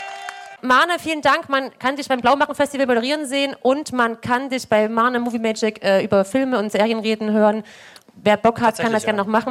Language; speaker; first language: German; native; German